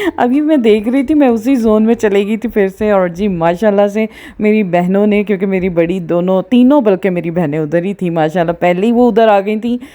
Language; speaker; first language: Urdu; non-native, local second language; Punjabi